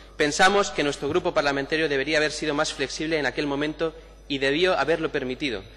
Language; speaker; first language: Spanish; non-native, local second language; Catalan